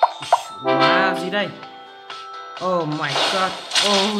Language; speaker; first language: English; non-native, learner; Vietnamese